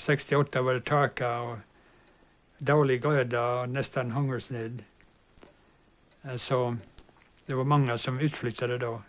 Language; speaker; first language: Swedish; early bilingual, heritage; English